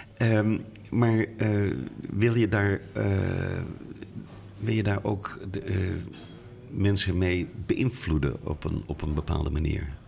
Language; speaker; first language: Dutch; native; Dutch